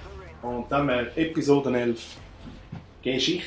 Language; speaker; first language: German; native; German